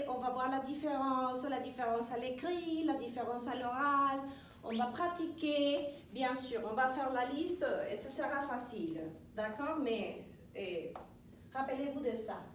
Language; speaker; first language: French; non-native, fluent; Spanish